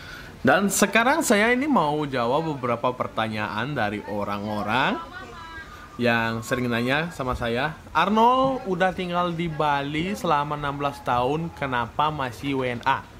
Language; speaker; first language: Indonesian; non-native, fluent; Russian